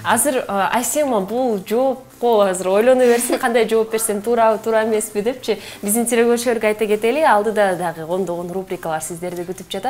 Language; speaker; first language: Kyrgyz; native; Kyrgyz